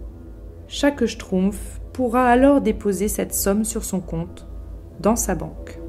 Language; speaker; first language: French; native; French